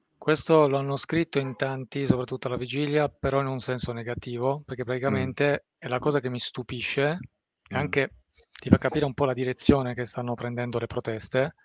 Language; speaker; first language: Italian; early bilingual, other home language; Persian